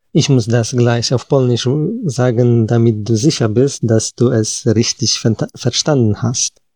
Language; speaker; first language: German; non-native, fluent; Polish